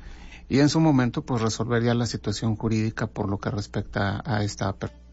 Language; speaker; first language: Spanish; native; Spanish